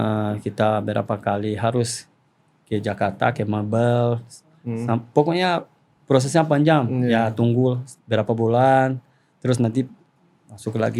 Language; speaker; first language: Indonesian; non-native, fluent; Portuguese